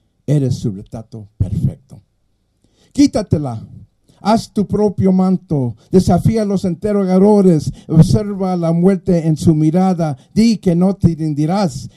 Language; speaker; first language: Spanish; early bilingual, heritage; Spanish